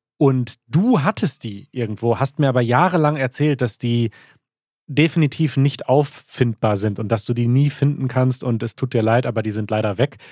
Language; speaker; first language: German; native; German